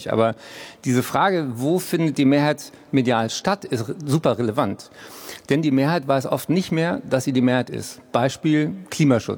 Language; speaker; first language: German; native; German